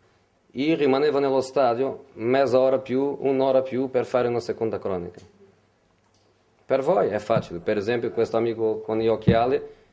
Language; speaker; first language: Italian; non-native, fluent; Portuguese